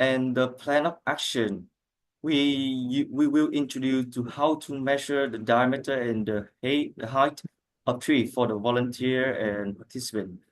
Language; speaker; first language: English; non-native, learner; Vietnamese